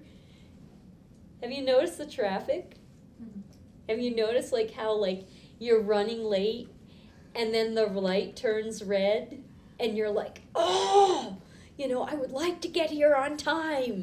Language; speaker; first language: English; native; English